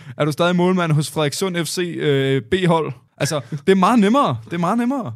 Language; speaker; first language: Danish; native; Danish